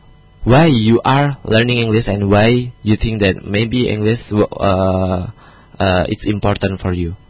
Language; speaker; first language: English; non-native, fluent; Indonesian